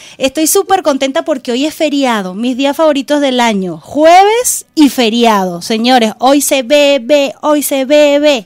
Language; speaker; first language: Spanish; native; Spanish